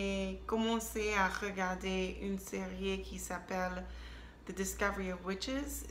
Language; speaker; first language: French; non-native, learner; English